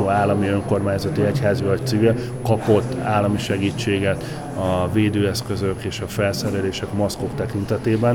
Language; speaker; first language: Hungarian; native; Hungarian